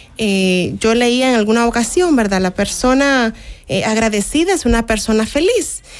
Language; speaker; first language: Spanish; native; Spanish